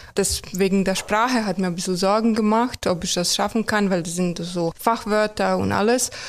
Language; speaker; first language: German; non-native, fluent; Croatian